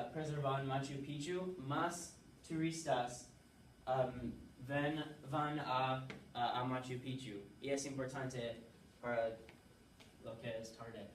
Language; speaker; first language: Spanish; non-native, learner; English